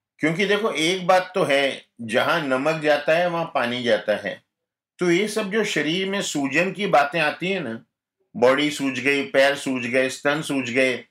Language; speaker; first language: Hindi; non-native, local second language; Gujarati